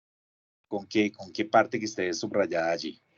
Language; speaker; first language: Spanish; native; Spanish